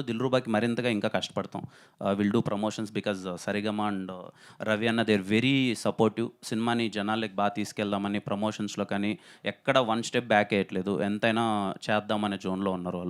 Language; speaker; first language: Telugu; native; Telugu